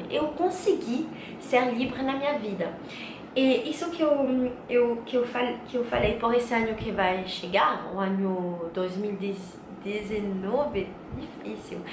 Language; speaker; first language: Portuguese; non-native, learner; French